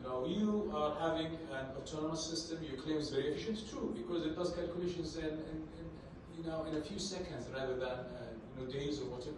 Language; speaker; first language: English; non-native, fluent; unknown